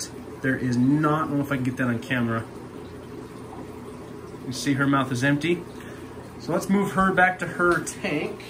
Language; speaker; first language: English; native; English